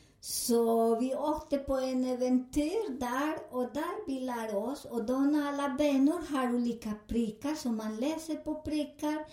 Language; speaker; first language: Swedish; non-native, learner; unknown